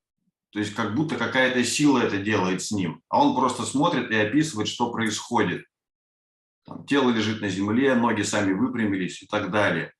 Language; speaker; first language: Russian; native; Russian